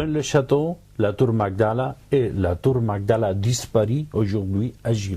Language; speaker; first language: French; non-native, learner; Catalan